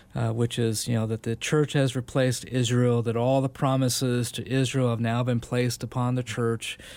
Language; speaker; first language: English; native; English